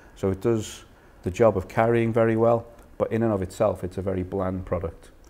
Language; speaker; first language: English; native; English